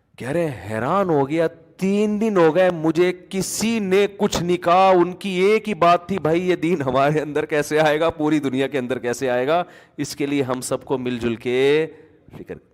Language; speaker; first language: Urdu; native; Urdu